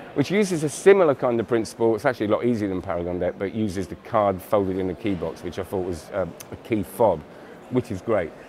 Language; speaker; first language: English; native; English